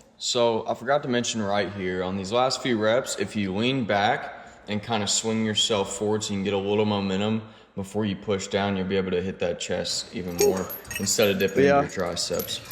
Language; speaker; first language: English; native; English